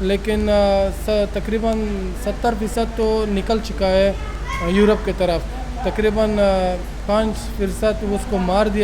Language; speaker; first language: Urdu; non-native, local second language; Pashto